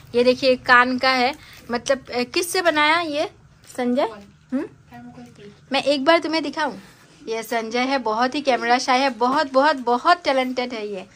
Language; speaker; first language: Hindi; non-native, local second language; Bangla